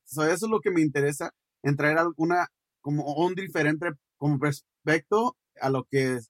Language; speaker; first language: Spanish; early bilingual, heritage; Spanish